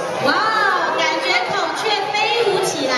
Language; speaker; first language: Chinese; native; Chinese